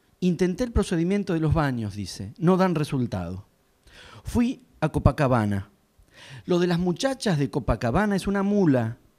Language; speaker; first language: Spanish; native; Spanish